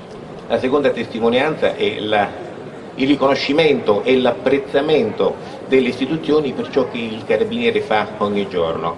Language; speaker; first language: Italian; native; Italian